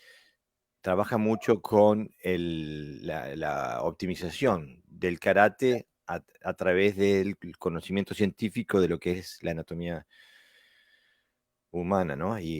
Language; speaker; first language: Spanish; native; Spanish